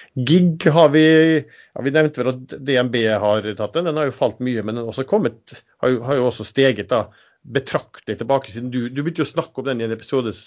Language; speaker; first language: Norwegian; native; Norwegian